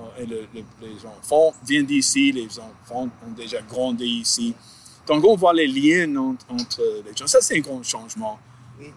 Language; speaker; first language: French; non-native, fluent; English